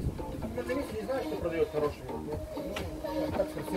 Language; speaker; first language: Russian; non-native, fluent; Lithuanian